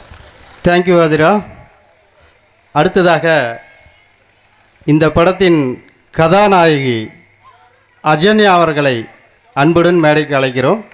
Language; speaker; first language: Tamil; native; Tamil